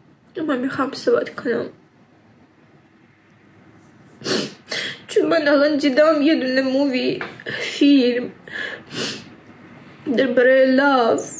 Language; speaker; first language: Persian; early bilingual, heritage; Persian